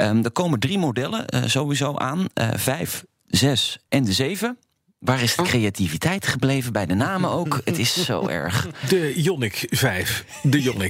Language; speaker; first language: Dutch; native; Dutch